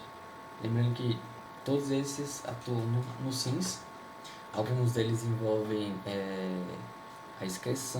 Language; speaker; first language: Portuguese; native; Portuguese